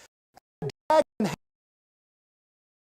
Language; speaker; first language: English; native; English